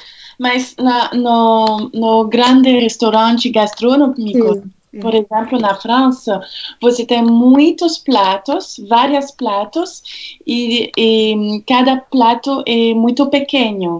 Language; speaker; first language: Portuguese; non-native, fluent; French